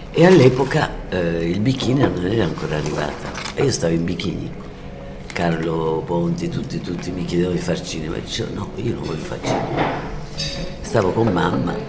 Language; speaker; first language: Italian; non-native, fluent; French